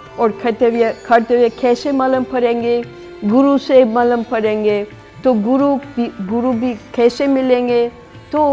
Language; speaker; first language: Hindi; non-native, fluent; English